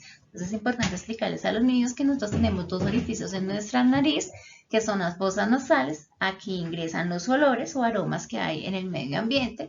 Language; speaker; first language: Spanish; native; Spanish